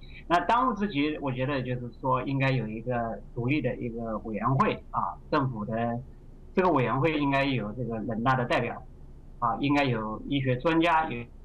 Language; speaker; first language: Chinese; native; Chinese